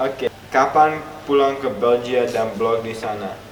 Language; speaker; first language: Indonesian; non-native, local second language; English